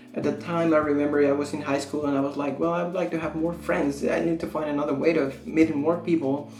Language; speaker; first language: English; non-native, fluent; Spanish